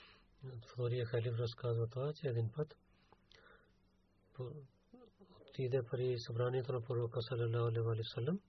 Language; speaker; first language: Bulgarian; non-native, learner; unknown